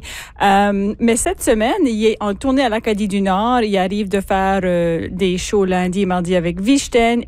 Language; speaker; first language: French; native; French